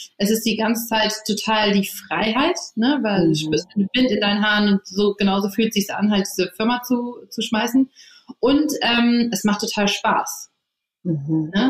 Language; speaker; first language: German; early bilingual, other home language; English